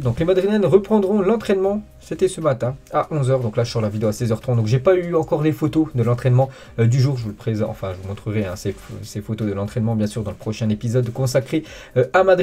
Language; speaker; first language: French; native; French